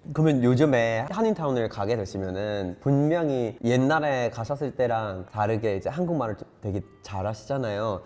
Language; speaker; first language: Korean; non-native, fluent; English